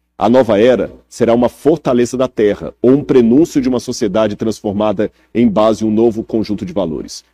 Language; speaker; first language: Portuguese; native; Portuguese